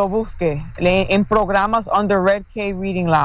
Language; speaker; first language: Spanish; non-native, fluent; English